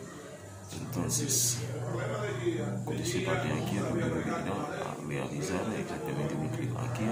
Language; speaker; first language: Spanish; non-native, learner; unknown